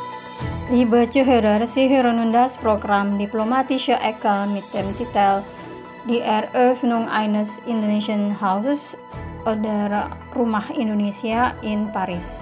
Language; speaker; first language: German; non-native, fluent; Indonesian